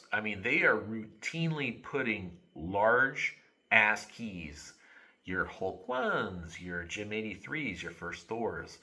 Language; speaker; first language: English; native; English